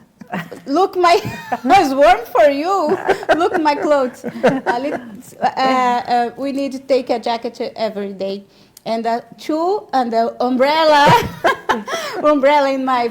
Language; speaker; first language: English; non-native, learner; Portuguese